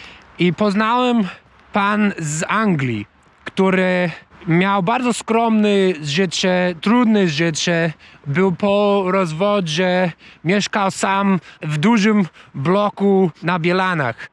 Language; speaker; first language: Polish; non-native, learner; English